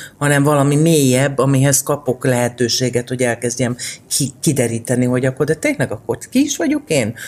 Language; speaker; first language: Hungarian; native; Hungarian